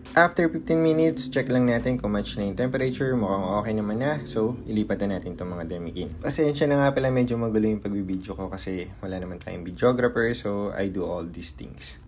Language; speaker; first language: Filipino; native; Filipino